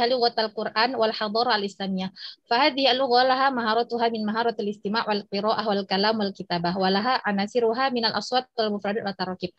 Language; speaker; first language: Arabic; non-native, fluent; Indonesian